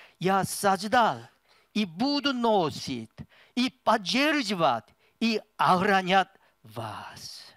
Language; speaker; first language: Russian; non-native, learner; Korean